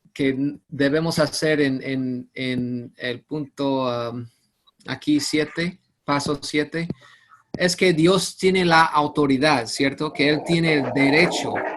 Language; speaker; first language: Spanish; non-native, fluent; English